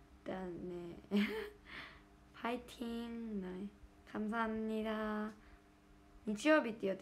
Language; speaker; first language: Korean; non-native, learner; Japanese